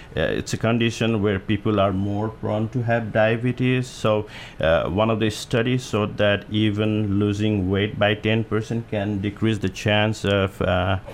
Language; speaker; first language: English; non-native, local second language; Nepali